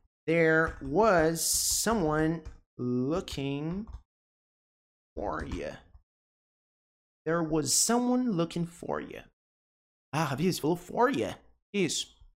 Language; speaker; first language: English; non-native, fluent; Portuguese